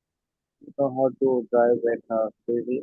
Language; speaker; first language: English; non-native, learner; Bangla